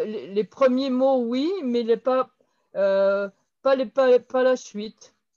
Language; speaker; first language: French; native; French